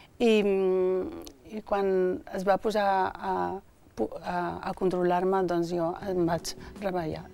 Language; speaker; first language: Catalan; early bilingual, other home language; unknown